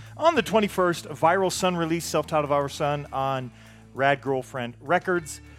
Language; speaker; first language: English; native; English